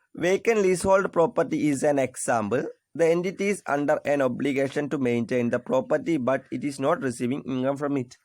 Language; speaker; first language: English; non-native, local second language; Malayalam